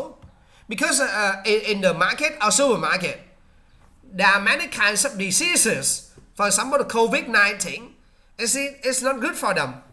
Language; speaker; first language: English; non-native, learner; Vietnamese